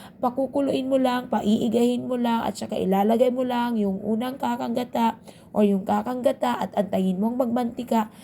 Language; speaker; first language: Filipino; non-native, local second language; Bikol